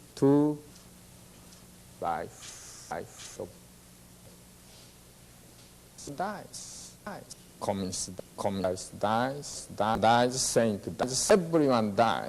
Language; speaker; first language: English; non-native, learner; Japanese